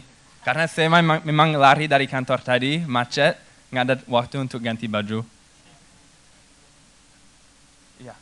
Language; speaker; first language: Indonesian; non-native, fluent; English